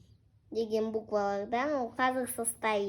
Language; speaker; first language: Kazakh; non-native, local second language; Russian